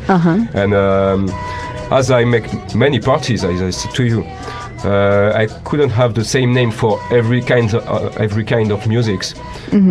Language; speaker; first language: English; non-native, learner; French